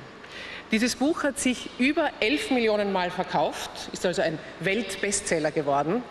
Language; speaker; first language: German; native; German